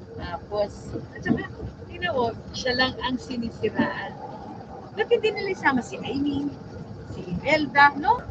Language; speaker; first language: Filipino; non-native, local second language; Bikol